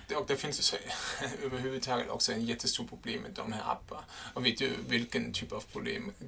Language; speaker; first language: Swedish; non-native, fluent; German